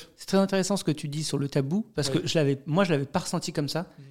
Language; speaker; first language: French; native; French